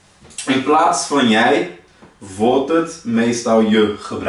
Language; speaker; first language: Dutch; non-native, fluent; Portuguese